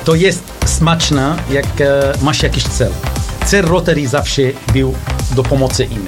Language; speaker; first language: Polish; non-native, learner; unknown